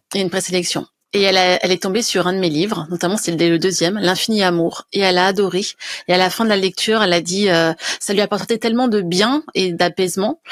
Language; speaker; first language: French; native; French